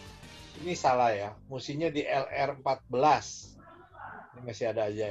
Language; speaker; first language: Indonesian; native; Indonesian